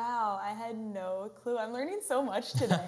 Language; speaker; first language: English; native; English